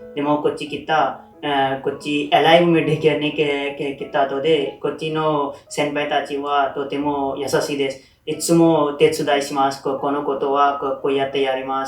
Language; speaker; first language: Japanese; non-native, learner; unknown